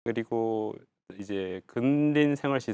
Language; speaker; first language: Korean; native; Korean